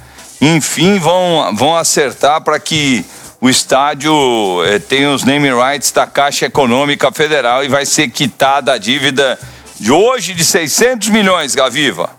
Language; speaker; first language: Portuguese; native; Portuguese